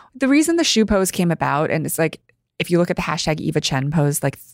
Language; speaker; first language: English; early bilingual, other home language; Cantonese